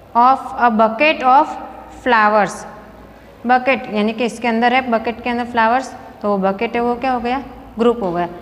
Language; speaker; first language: Hindi; non-native, local second language; Gujarati